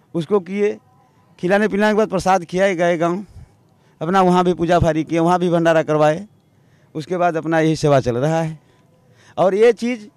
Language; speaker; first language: Hindi; native; Hindi